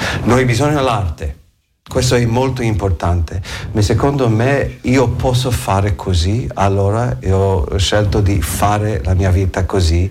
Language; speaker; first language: Italian; non-native, learner; English